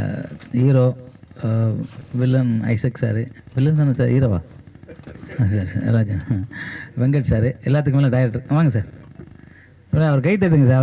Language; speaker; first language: Tamil; native; Tamil